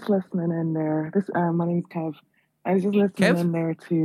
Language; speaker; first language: English; native; English